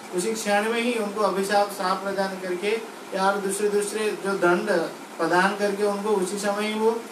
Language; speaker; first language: Hindi; non-native, local second language; Odia